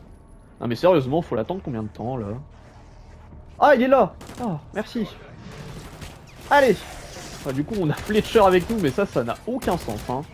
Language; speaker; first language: French; native; French